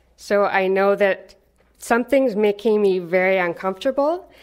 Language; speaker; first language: English; native; English